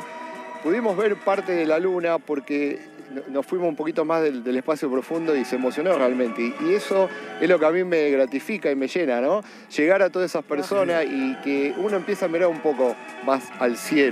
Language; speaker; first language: Spanish; native; Spanish